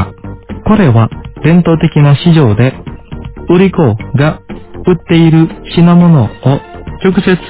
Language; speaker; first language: Japanese; non-native, fluent; Indonesian